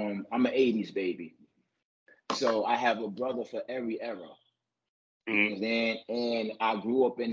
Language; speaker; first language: English; native; English